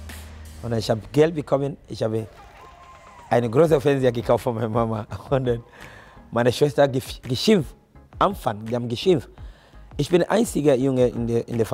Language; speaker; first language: German; non-native, fluent; Akan